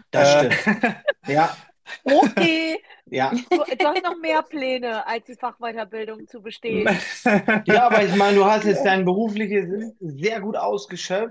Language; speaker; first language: German; native; German